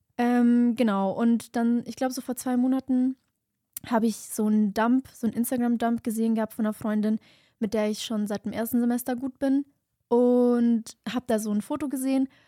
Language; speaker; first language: German; native; German